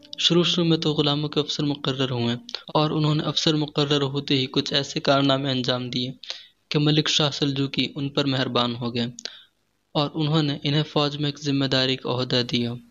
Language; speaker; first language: Urdu; native; Urdu